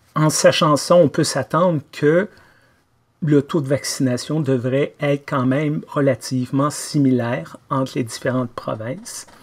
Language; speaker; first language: French; native; French